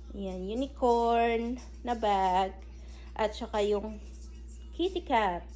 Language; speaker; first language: Filipino; non-native, local second language; Cebuano